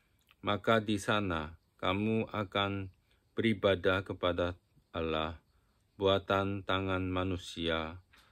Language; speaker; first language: Indonesian; non-native, fluent; Japanese